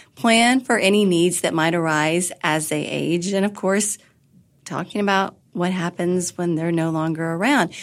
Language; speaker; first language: English; native; English